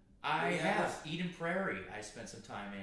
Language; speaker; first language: English; native; English